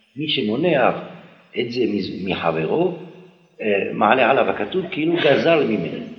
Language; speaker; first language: Hebrew; non-native, fluent; French